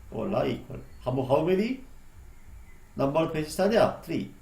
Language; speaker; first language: English; non-native, local second language; Sinhala